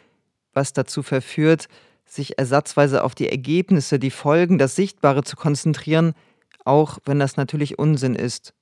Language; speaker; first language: German; native; German